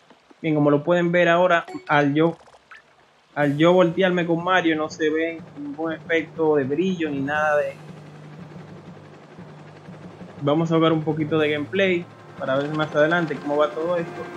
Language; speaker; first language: Spanish; native; Spanish